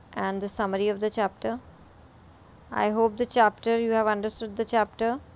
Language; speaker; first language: Hindi; native; Hindi